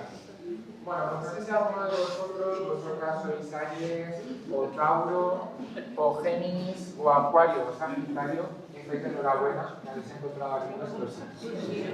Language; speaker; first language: Spanish; native; Spanish